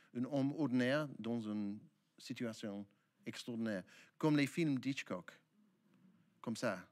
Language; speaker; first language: French; non-native, learner; English